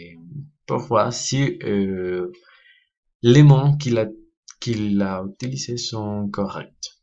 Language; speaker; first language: French; non-native, learner; Spanish